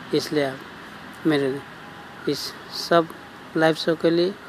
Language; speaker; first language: Hindi; non-native, local second language; Nepali